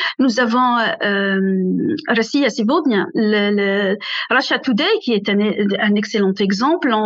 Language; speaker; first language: French; non-native, local second language; Arabic